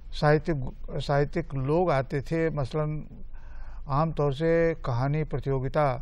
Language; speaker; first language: Hindi; native; Hindi